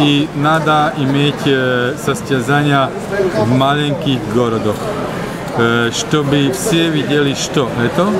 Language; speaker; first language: Russian; non-native, learner; Slovak